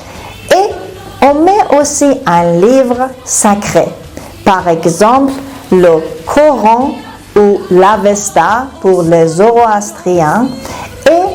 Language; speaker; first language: French; non-native, fluent; Persian